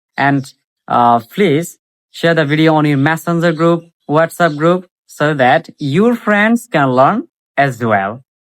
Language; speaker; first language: English; non-native, local second language; Bangla